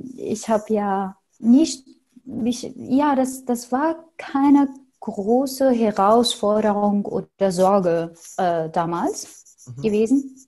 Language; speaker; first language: German; non-native, fluent; Arabic